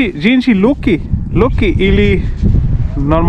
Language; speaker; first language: Russian; non-native, learner; Hindi